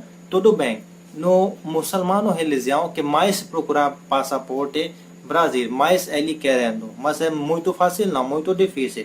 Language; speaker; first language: Portuguese; non-native, learner; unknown